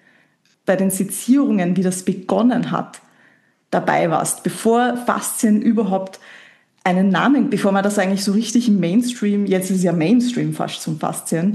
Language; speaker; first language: German; native; German